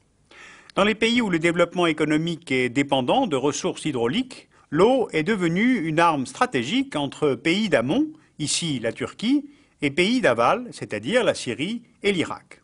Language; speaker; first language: French; native; French